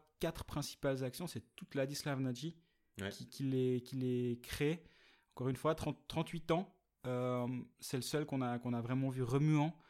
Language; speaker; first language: French; native; French